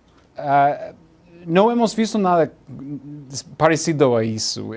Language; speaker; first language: Portuguese; non-native, learner; English